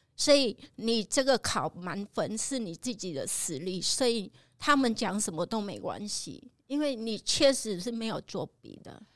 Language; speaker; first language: Chinese; non-native, fluent; Khmer